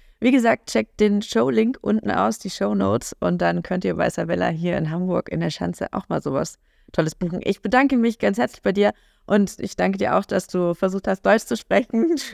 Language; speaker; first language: German; native; German